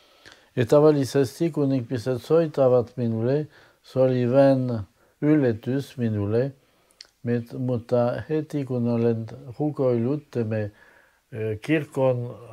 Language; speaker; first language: Finnish; non-native, fluent; French